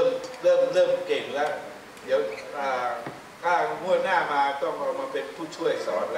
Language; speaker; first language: Thai; native; Thai